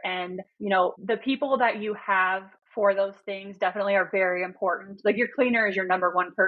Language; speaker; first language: English; native; English